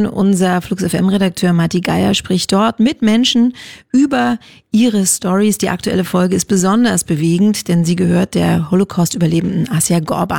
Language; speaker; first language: German; native; German